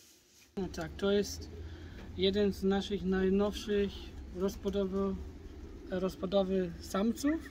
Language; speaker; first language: Polish; early bilingual, heritage; German